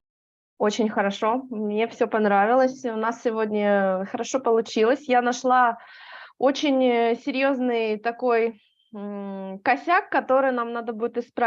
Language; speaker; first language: Russian; native; Russian